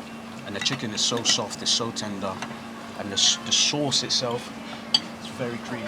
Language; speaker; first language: English; native; English